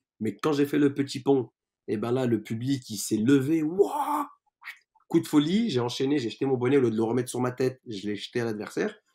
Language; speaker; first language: French; native; French